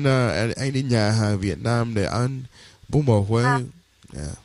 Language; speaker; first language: Vietnamese; non-native, learner; English